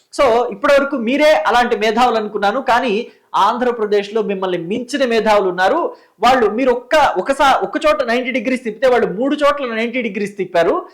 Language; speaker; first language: Telugu; native; Telugu